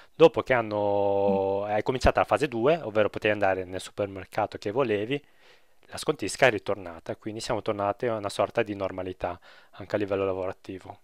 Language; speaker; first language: Italian; native; Italian